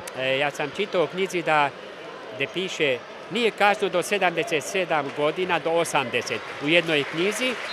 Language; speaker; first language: Bosnian; non-native, local second language; Hungarian